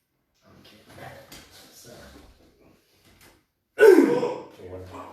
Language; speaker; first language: French; non-native, learner; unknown